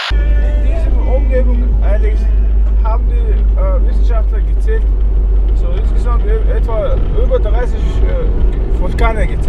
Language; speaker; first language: German; non-native, fluent; Mongolian